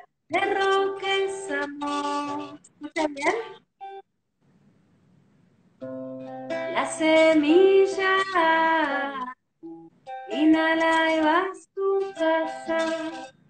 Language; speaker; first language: Spanish; native; Spanish